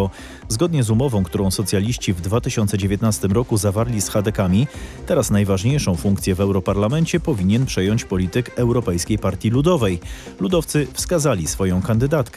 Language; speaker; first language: Polish; native; Polish